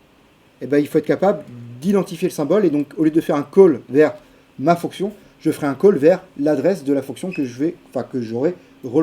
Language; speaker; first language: French; native; French